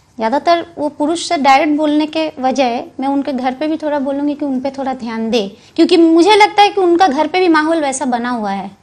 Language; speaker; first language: Hindi; non-native, local second language; Bangla